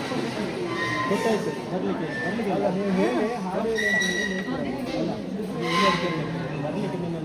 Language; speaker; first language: Kannada; native; Kannada